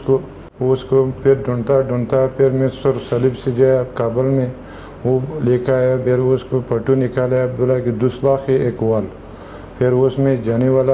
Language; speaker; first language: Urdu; non-native, learner; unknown